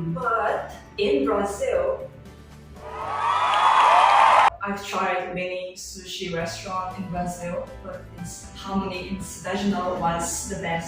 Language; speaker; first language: English; non-native, fluent; Portuguese